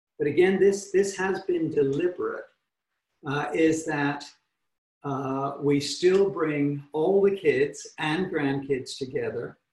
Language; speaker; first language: English; native; English